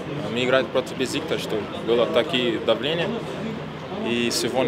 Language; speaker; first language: Russian; non-native, learner; Portuguese